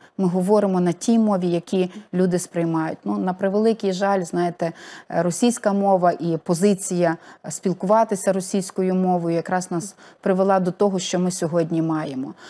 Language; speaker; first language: Ukrainian; native; Ukrainian